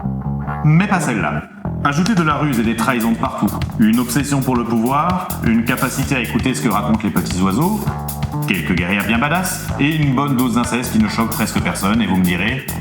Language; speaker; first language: French; native; French